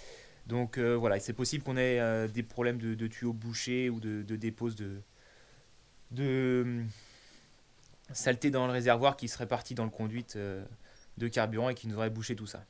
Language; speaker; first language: French; native; French